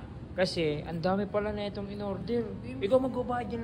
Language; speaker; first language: Filipino; native; Filipino